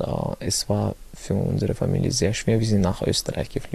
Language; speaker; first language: German; early bilingual, other home language; Chechen